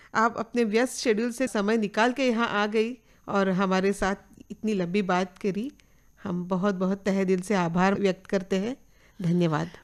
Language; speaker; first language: Hindi; non-native, local second language; Marathi